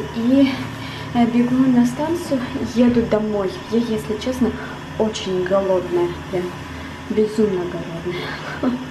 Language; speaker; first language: Russian; early bilingual, heritage; Russian